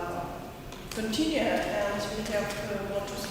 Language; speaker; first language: English; non-native, learner; Ukrainian